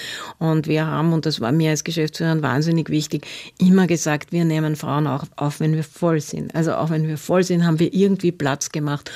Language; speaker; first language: German; native; German